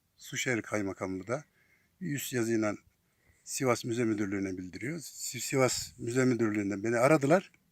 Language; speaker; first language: Turkish; native; Turkish